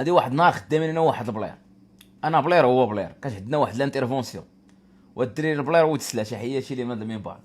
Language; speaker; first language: Arabic; native; Arabic